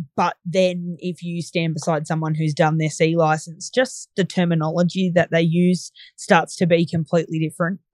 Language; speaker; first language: English; native; English